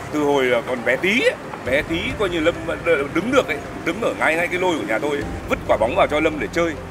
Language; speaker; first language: Vietnamese; native; Vietnamese